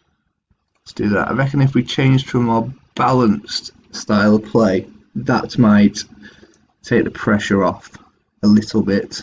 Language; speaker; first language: English; native; English